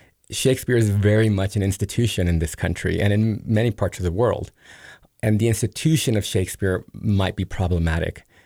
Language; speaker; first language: English; early bilingual, other home language; Spanish